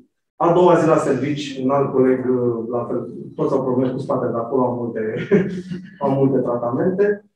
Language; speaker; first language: Romanian; native; Romanian